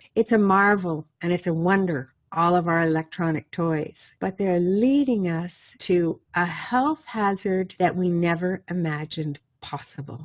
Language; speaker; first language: English; native; English